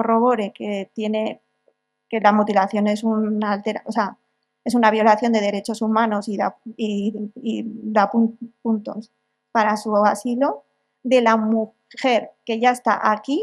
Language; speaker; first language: Spanish; native; Spanish